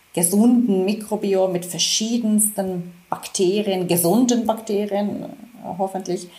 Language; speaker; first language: German; non-native, fluent; Finnish